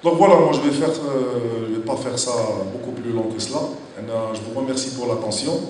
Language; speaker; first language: French; non-native, local second language; Arabic